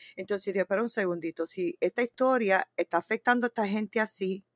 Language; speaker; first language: Spanish; early bilingual, heritage; Spanish